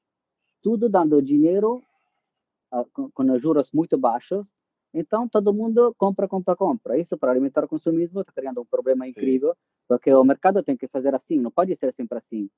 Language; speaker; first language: Portuguese; non-native, fluent; Italian